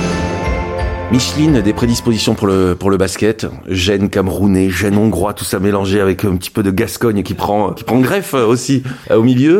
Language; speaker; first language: French; native; French